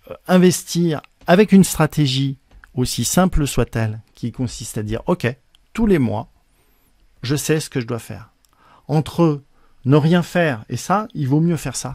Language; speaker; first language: French; native; French